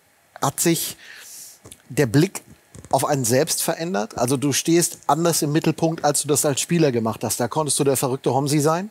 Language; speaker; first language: German; native; German